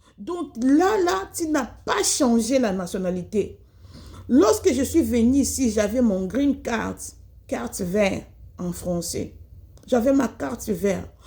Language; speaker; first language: French; non-native, local second language; Lingala